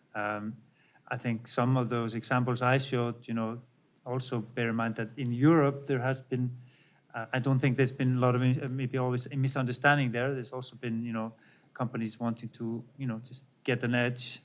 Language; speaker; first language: English; non-native, fluent; Icelandic